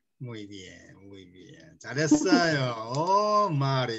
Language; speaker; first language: Korean; non-native, fluent; Spanish